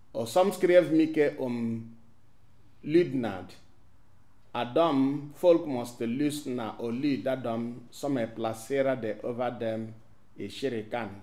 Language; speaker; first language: Swedish; non-native, fluent; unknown